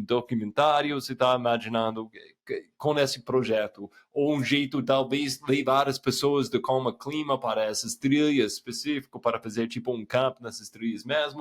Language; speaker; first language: Portuguese; non-native, fluent; English